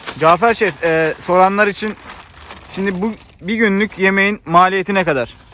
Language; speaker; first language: Turkish; native; Turkish